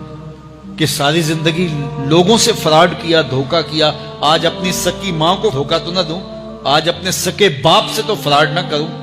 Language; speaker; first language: Urdu; native; Urdu